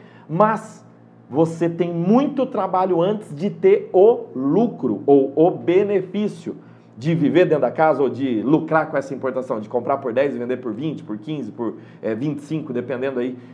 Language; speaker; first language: Portuguese; native; Portuguese